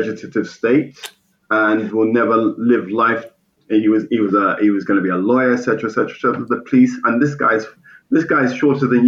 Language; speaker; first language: English; native; English